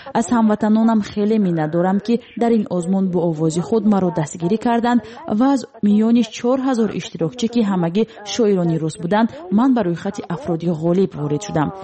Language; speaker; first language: Tajik; early bilingual, heritage; Tajik